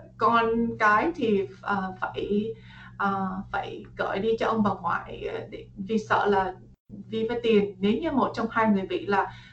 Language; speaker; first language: Vietnamese; early bilingual, heritage; Vietnamese